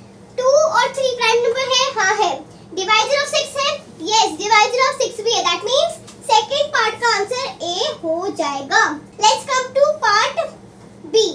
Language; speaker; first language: Hindi; native; Hindi